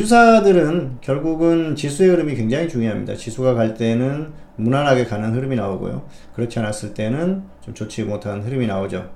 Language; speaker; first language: Korean; native; Korean